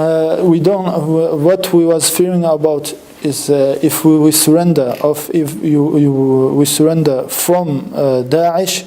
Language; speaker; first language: English; non-native, fluent; French